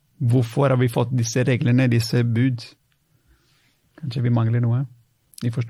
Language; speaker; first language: Norwegian; non-native, fluent; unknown